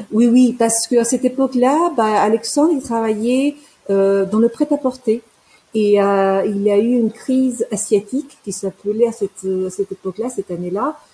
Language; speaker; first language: French; non-native, fluent; Spanish